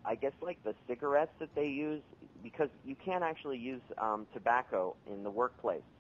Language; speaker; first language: English; native; English